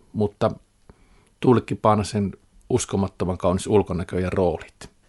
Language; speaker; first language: Finnish; native; Finnish